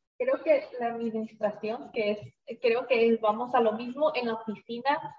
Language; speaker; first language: Spanish; early bilingual, heritage; Spanish